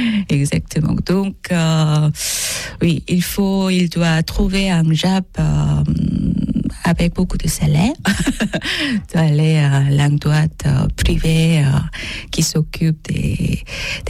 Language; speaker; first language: French; non-native, learner; Korean